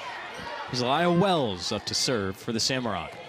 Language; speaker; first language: English; native; English